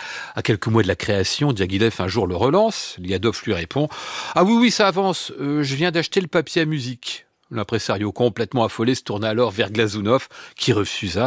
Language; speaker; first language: French; native; French